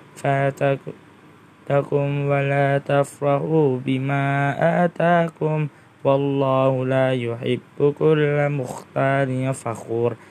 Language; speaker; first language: Arabic; non-native, learner; Indonesian